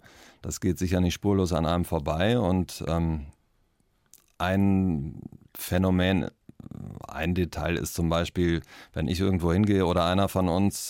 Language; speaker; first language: German; native; German